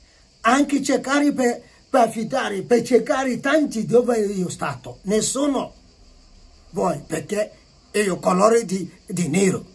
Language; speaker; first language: Italian; non-native, learner; Igbo